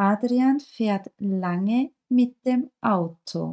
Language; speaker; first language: German; non-native, fluent; Turkish